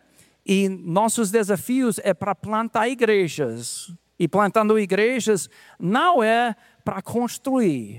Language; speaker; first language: Portuguese; non-native, fluent; English